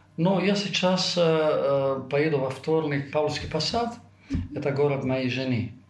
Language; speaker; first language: Russian; non-native, fluent; Italian